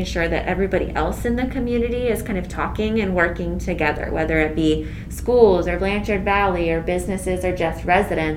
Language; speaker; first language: English; native; English